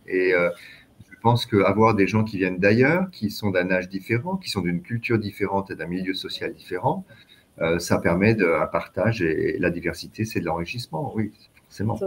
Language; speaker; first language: French; native; French